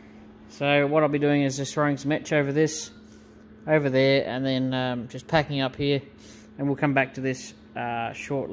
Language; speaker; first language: English; native; English